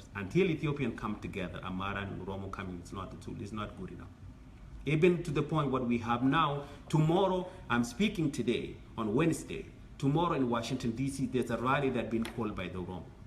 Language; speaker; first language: English; non-native, fluent; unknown